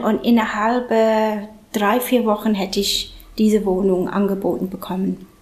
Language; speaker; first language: German; non-native, fluent; English